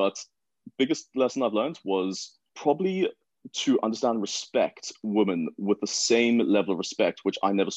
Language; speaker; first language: English; native; English